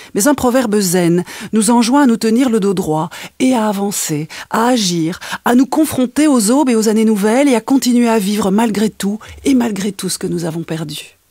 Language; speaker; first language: French; native; French